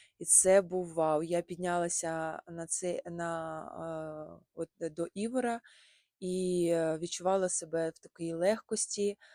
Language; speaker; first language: Ukrainian; non-native, local second language; Russian